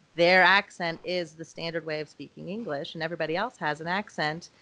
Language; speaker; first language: English; native; English